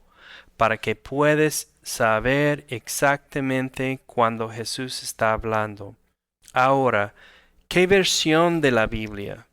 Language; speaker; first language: Spanish; non-native, fluent; English